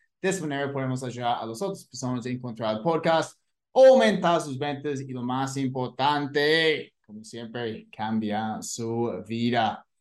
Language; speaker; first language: Spanish; non-native, fluent; English